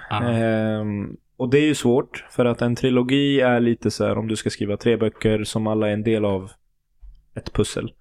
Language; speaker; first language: Swedish; early bilingual, other home language; Turoyo